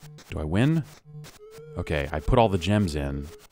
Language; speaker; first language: English; native; English